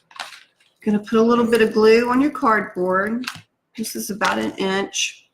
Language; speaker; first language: English; native; English